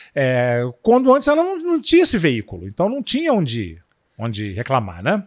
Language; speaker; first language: Portuguese; native; Portuguese